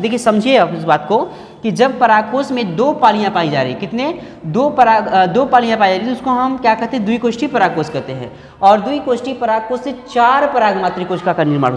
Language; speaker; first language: Hindi; native; Hindi